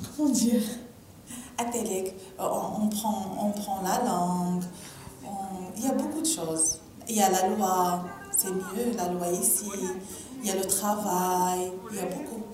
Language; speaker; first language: French; non-native, learner; Arabic